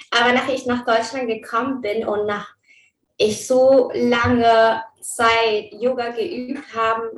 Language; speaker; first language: German; non-native, fluent; Spanish